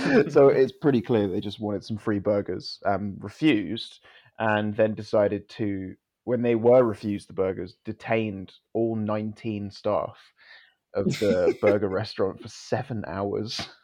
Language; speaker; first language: English; native; English